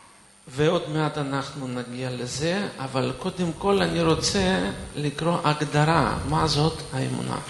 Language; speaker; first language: Hebrew; non-native, fluent; Russian